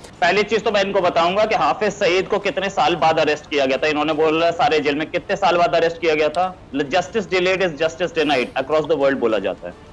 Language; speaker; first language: Hindi; native; Hindi